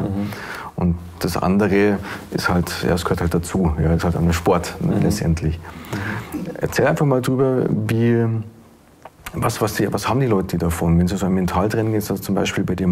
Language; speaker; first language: German; native; German